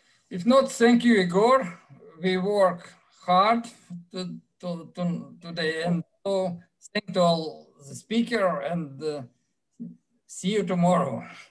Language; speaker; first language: English; non-native, fluent; Russian